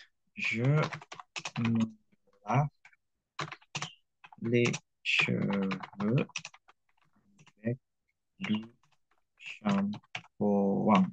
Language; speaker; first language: French; non-native, fluent; Indonesian